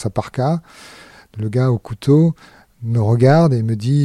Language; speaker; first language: French; native; French